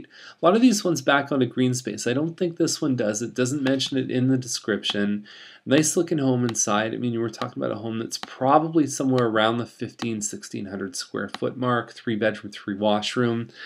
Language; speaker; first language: English; native; English